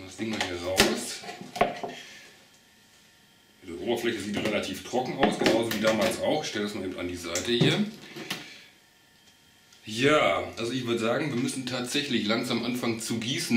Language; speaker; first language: German; native; German